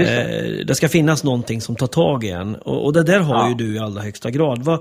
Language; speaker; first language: Swedish; native; Swedish